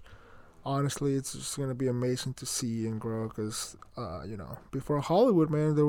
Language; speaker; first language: English; early bilingual, other home language; Spanish